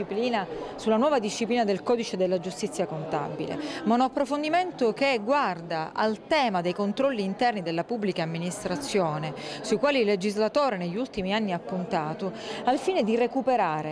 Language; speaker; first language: Italian; native; Italian